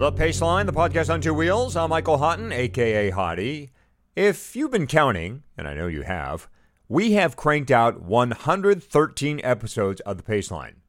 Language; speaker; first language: English; native; English